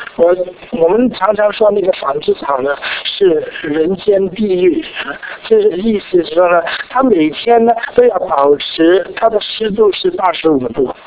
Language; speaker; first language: Chinese; non-native, local second language; Cantonese